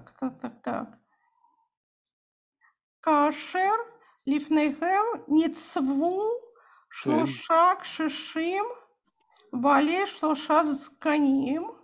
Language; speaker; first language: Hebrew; non-native, fluent; Russian